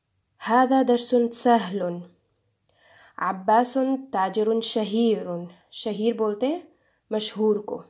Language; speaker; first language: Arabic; non-native, fluent; Urdu